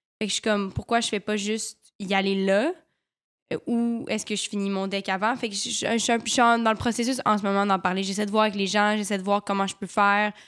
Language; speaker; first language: French; native; French